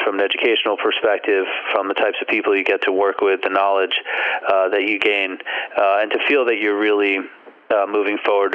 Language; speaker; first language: English; native; English